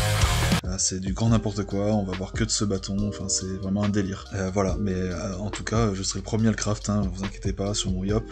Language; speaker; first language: French; native; French